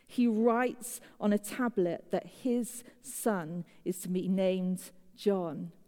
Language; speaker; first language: English; native; English